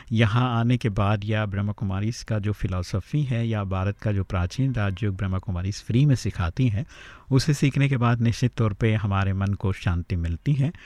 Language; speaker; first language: Hindi; native; Hindi